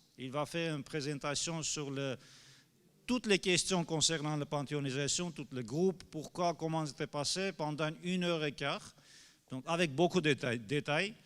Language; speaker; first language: French; non-native, fluent; Armenian